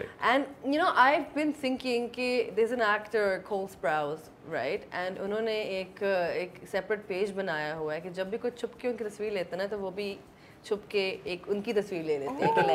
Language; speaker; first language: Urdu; early bilingual, heritage; Urdu